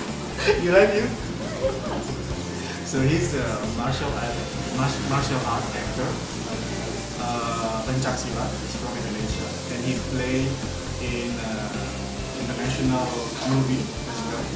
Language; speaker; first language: English; non-native, learner; Indonesian